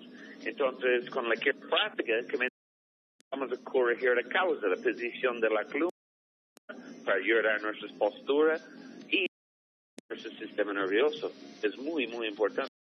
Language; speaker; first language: Spanish; non-native, fluent; English